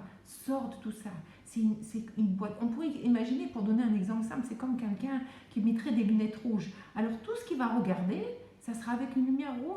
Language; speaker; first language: French; native; French